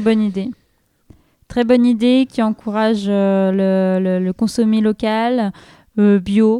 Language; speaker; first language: French; native; French